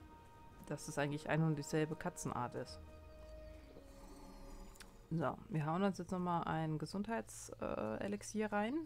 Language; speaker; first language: German; native; German